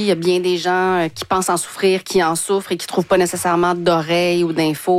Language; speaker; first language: French; native; French